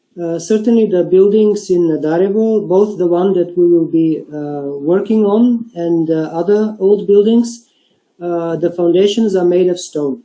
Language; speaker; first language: English; non-native, fluent; Bulgarian